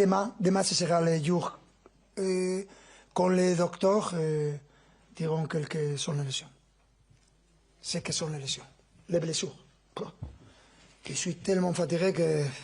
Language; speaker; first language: French; non-native, fluent; Spanish